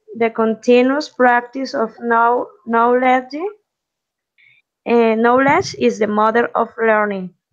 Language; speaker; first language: English; non-native, learner; Spanish